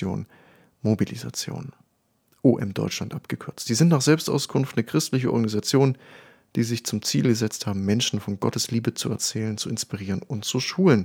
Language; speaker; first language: German; native; German